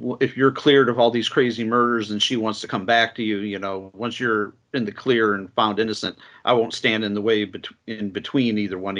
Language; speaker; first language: English; native; English